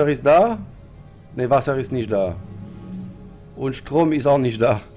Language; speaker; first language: German; non-native, learner; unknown